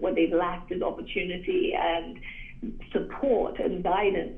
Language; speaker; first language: English; native; English